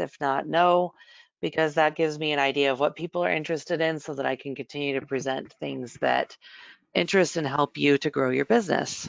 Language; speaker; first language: English; native; English